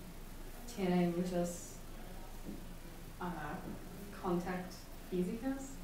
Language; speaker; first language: Spanish; non-native, learner; English